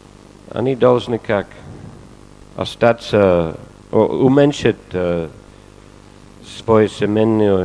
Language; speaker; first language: Russian; non-native, fluent; English